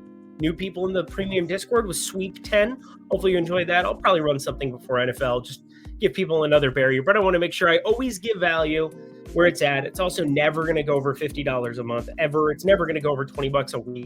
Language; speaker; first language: English; native; English